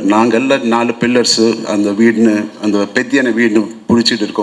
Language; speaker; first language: Tamil; non-native, learner; Telugu